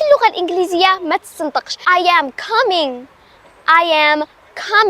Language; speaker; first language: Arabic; native; Arabic